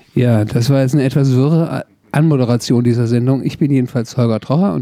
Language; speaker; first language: German; native; German